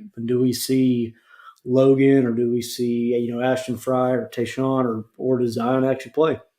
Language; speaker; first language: English; native; English